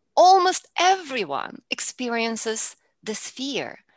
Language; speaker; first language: English; non-native, fluent; Russian